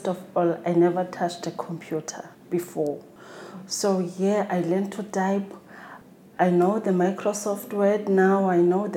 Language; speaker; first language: English; non-native, local second language; Xhosa